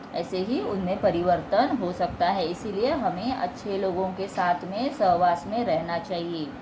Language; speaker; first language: Hindi; non-native, local second language; Marathi